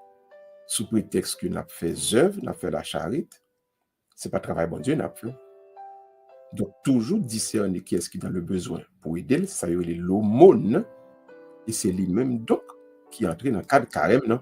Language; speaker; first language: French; non-native, local second language; Haitian Creole